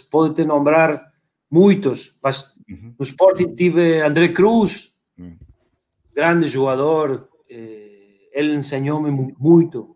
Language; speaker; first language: Portuguese; non-native, fluent; Spanish